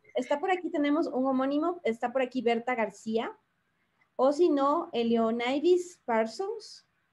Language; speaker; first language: Spanish; native; Spanish